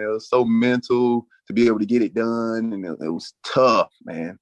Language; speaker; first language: English; native; English